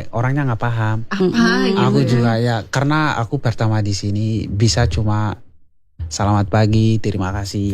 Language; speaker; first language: Indonesian; non-native, learner; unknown